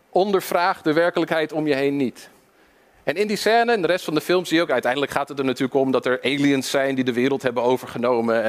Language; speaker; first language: Dutch; early bilingual, other home language; English